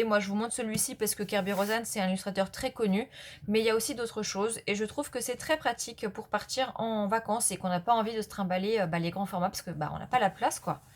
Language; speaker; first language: French; native; French